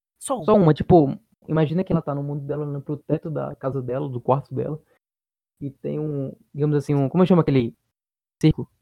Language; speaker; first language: Portuguese; native; Portuguese